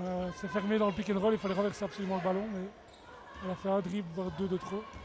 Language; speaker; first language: French; native; French